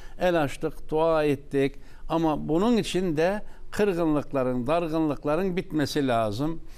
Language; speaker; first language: Turkish; native; Turkish